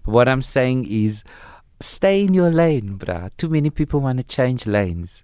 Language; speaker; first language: English; early bilingual, other home language; Afrikaans